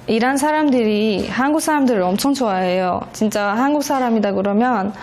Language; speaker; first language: Korean; non-native, fluent; Persian